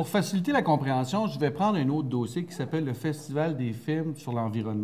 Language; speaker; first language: French; native; French